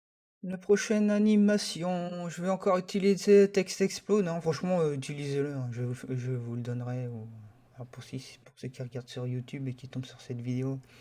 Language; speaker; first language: French; native; French